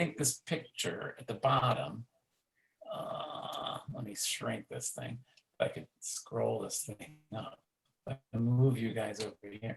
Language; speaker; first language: English; native; English